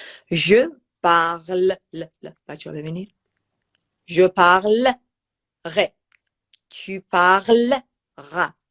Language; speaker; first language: French; non-native, fluent; Persian